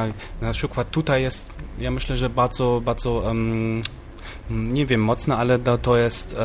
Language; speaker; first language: Polish; non-native, learner; German